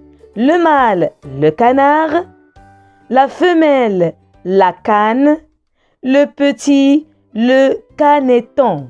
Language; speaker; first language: French; non-native, local second language; Arabic